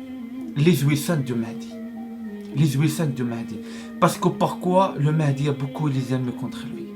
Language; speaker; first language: French; non-native, learner; Arabic